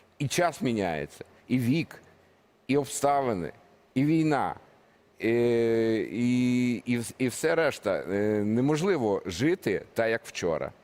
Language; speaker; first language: Ukrainian; native; Ukrainian